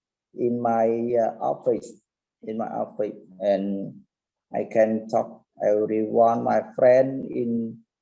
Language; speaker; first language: English; non-native, learner; Khmer